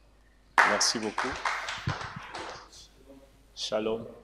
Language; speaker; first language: French; non-native, local second language; Swahili